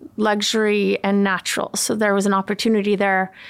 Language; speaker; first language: English; early bilingual, other home language; Swedish